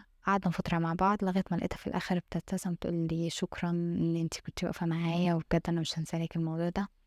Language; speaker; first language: Arabic; native; Arabic